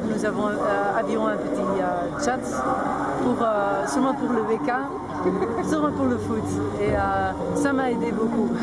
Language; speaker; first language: French; non-native, local second language; Dutch